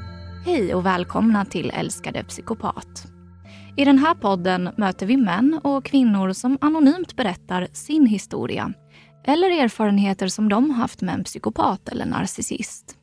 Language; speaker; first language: Swedish; native; Swedish